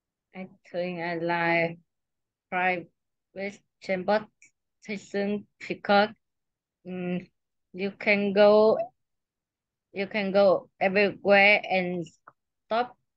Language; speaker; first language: English; non-native, learner; Vietnamese